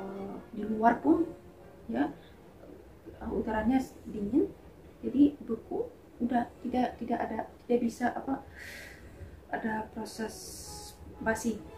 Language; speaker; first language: Indonesian; non-native, fluent; Russian